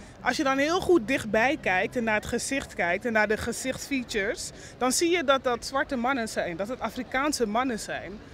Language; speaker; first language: Dutch; non-native, local second language; Papiamento